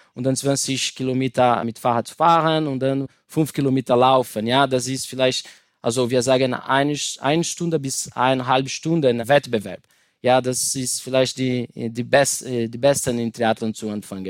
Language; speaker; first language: German; non-native, learner; Portuguese